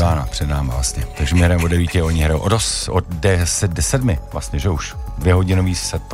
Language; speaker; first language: Czech; native; Czech